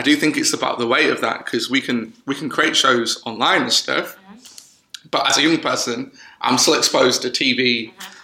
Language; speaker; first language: English; native; English